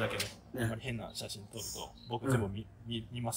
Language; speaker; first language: Japanese; non-native, fluent; Thai